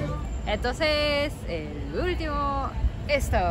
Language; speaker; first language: Spanish; non-native, learner; Japanese